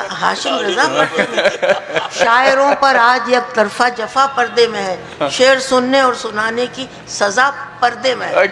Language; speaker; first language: Urdu; native; Urdu